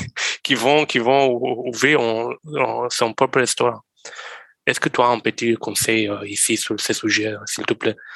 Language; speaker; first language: French; non-native, learner; Romanian